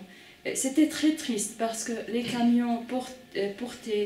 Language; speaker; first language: French; non-native, fluent; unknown